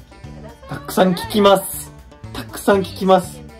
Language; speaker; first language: Japanese; native; Japanese